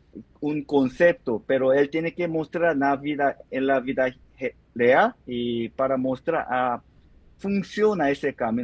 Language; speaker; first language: Spanish; non-native, fluent; Korean